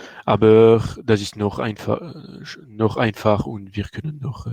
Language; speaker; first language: German; non-native, learner; French